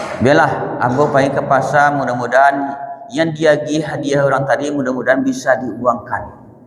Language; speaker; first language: Malay; non-native, local second language; Minangkabau